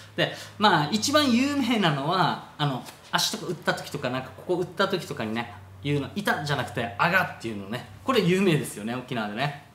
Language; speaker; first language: Japanese; native; Japanese